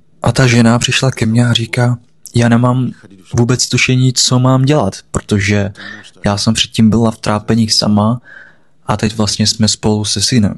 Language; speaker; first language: Czech; non-native, fluent; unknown